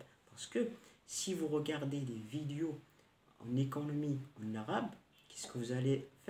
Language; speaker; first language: French; non-native, local second language; Arabic